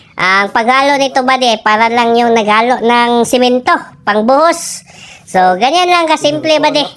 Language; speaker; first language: Filipino; non-native, local second language; Cebuano